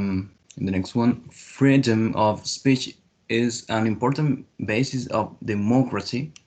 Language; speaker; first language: English; non-native, learner; Spanish